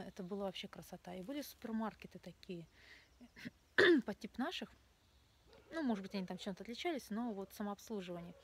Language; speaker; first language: Russian; native; Russian